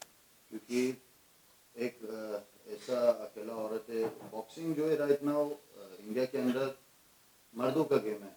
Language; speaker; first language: Hindi; non-native, fluent; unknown